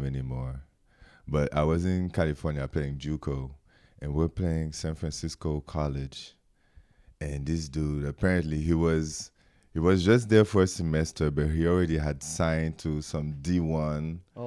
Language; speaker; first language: English; non-native, fluent; French